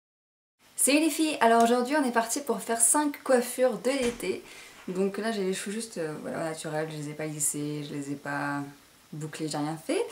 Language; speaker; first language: French; native; French